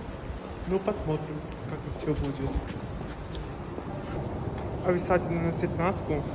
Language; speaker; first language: Russian; non-native, fluent; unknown